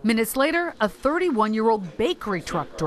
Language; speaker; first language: English; native; English